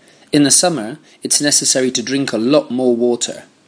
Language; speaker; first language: English; native; English